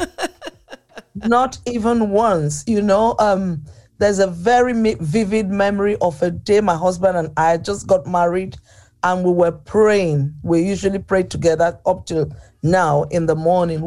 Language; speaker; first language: English; non-native, local second language; Igbo